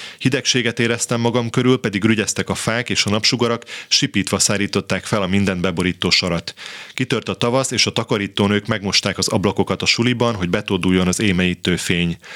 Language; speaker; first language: Hungarian; native; Hungarian